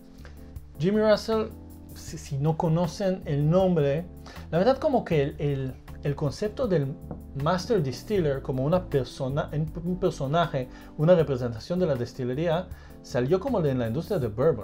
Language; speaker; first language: Spanish; early bilingual, heritage; Spanish